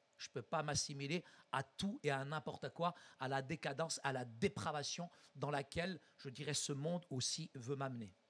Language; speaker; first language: French; early bilingual, other home language; Arabic